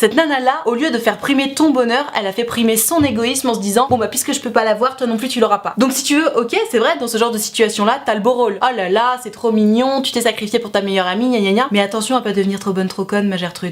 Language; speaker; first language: French; native; French